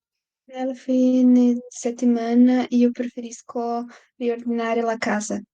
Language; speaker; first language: Italian; non-native, learner; Portuguese